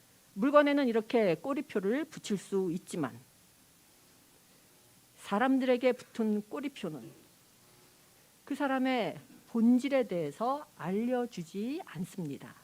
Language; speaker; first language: Korean; native; Korean